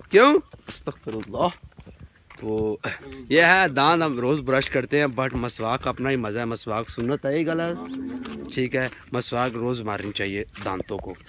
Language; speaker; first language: Urdu; non-native, local second language; Punjabi